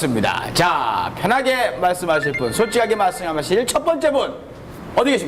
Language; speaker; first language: Korean; native; Korean